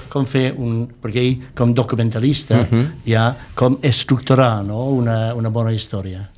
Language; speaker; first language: Catalan; non-native, fluent; English